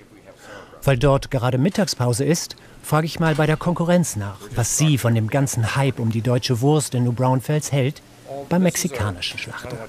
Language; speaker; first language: German; native; German